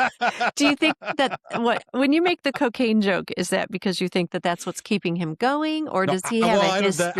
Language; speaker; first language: English; native; English